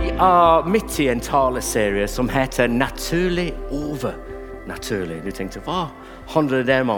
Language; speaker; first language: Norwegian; non-native, fluent; English